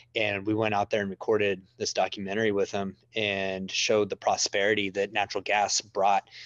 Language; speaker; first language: English; native; English